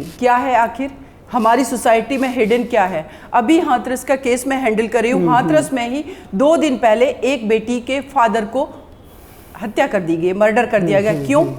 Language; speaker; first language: Hindi; native; Hindi